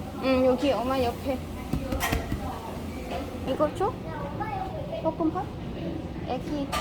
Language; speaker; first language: Korean; non-native, learner; Thai